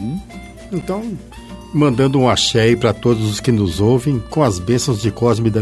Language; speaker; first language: Portuguese; native; Portuguese